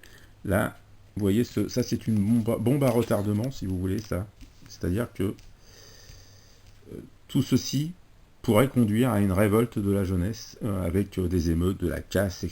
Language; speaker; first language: French; native; French